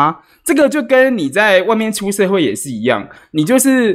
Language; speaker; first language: Chinese; native; Chinese